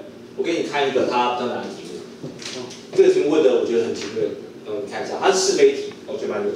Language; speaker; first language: Chinese; native; Chinese